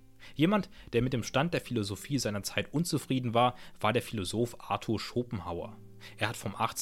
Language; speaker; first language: German; native; German